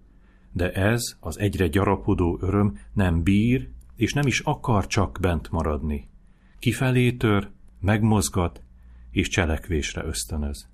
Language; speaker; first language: Hungarian; native; Hungarian